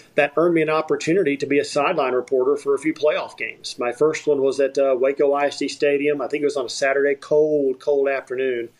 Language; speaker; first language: English; native; English